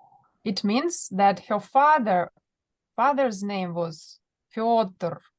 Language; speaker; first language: English; non-native, fluent; Russian